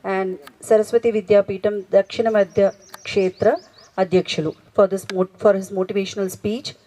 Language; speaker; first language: English; non-native, local second language; Telugu